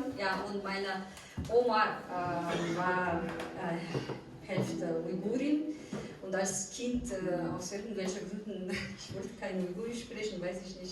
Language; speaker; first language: German; non-native, fluent; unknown